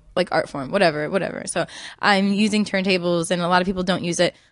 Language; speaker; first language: English; native; English